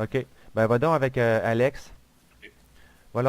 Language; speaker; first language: French; native; French